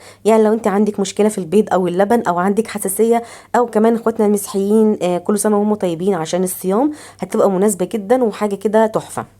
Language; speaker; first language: Arabic; native; Arabic